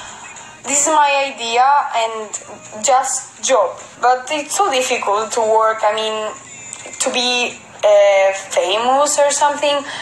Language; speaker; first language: English; non-native, fluent; Spanish